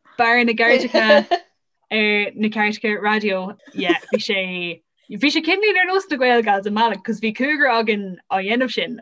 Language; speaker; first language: Irish; non-native, local second language; English